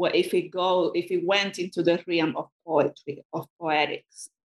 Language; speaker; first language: English; non-native, fluent; Spanish